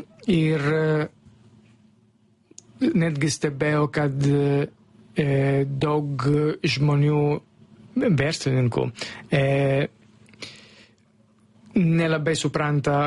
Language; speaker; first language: Lithuanian; non-native, fluent; Italian